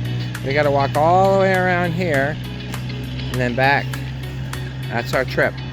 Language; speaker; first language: English; native; English